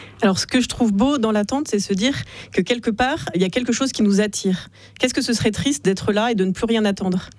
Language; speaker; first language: French; native; French